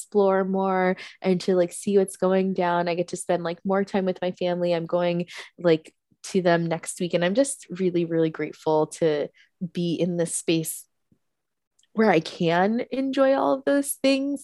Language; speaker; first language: English; native; English